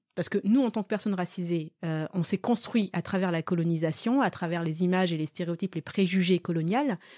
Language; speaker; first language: French; early bilingual, other home language; Malagasy